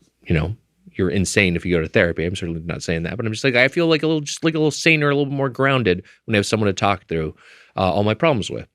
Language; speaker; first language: English; native; English